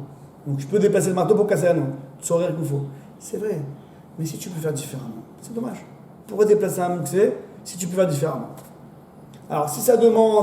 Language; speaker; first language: French; native; French